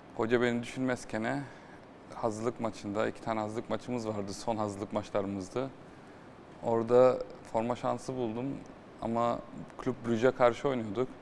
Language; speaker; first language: Turkish; early bilingual, heritage; Turkish